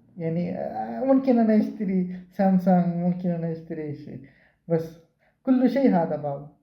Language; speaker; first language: Arabic; non-native, learner; Bangla